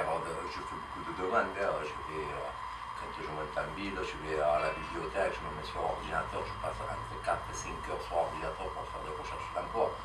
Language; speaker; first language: French; native; French